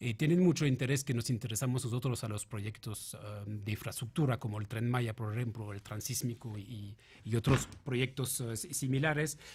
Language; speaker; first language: Spanish; non-native, fluent; French